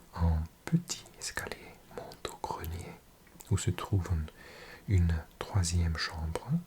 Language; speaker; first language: French; non-native, learner; English